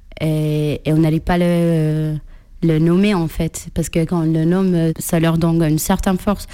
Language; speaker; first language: French; non-native, fluent; Turkish